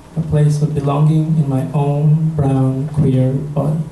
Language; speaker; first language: English; early bilingual, other home language; Spanish